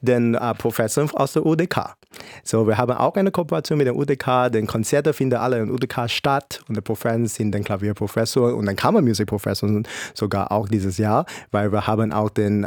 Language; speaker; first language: German; non-native, fluent; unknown